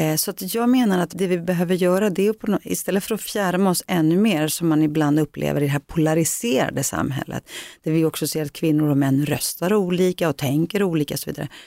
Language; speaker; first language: Swedish; early bilingual, other home language; Greek